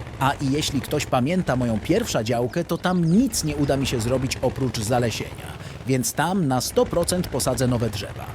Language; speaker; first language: Polish; native; Polish